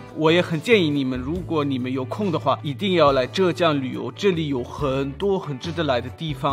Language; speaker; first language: Chinese; non-native, fluent; German